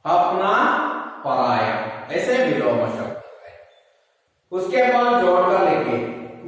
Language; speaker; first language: Hindi; non-native, local second language; Kannada